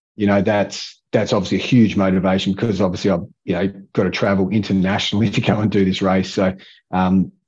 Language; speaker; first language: English; native; English